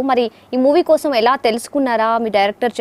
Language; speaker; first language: Telugu; native; Telugu